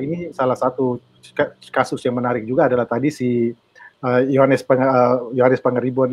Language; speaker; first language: Indonesian; native; Indonesian